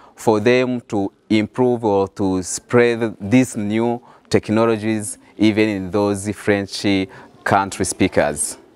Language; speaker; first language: English; non-native, fluent; Rundi